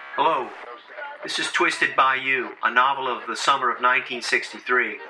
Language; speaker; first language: English; early bilingual, other home language; French